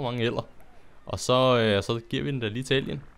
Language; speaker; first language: Danish; native; Danish